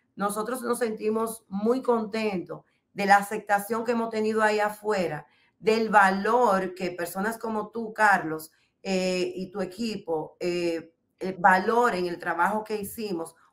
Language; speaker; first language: Spanish; native; Spanish